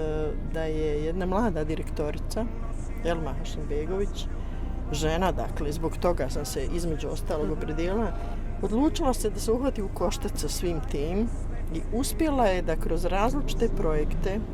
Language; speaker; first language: Bosnian; native; Bosnian